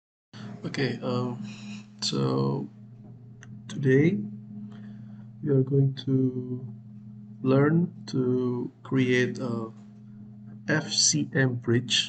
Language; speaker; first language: English; non-native, fluent; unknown